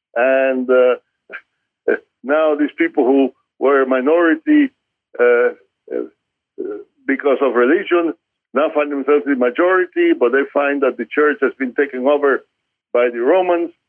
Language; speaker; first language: English; non-native, fluent; Spanish